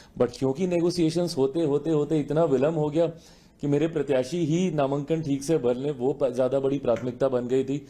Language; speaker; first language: Hindi; native; Hindi